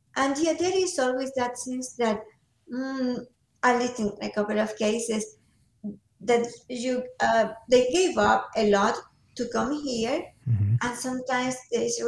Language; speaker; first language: English; non-native, fluent; Spanish